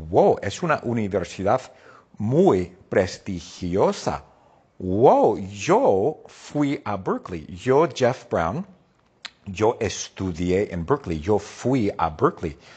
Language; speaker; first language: Spanish; non-native, fluent; English